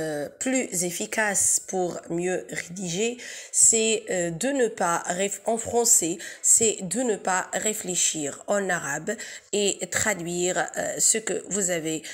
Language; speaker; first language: French; non-native, local second language; Arabic